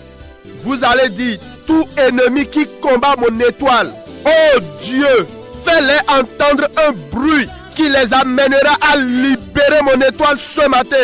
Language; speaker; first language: French; non-native, local second language; Fon